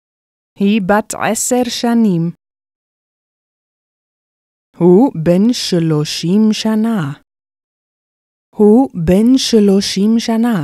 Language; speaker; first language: Hebrew; non-native, fluent; English